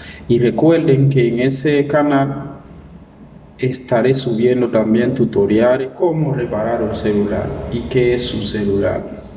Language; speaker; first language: Spanish; non-native, learner; Haitian Creole